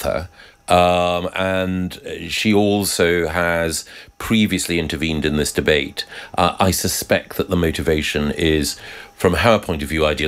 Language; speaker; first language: English; native; English